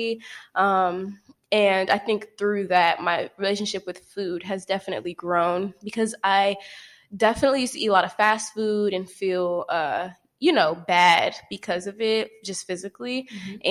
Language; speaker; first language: English; native; English